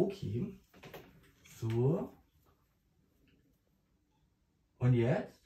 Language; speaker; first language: German; native; German